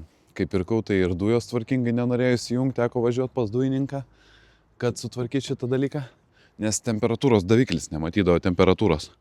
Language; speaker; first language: Lithuanian; native; Lithuanian